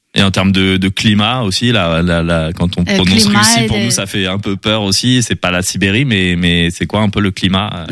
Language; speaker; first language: French; native; French